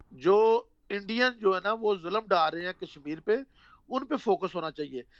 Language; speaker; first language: Urdu; non-native, local second language; Punjabi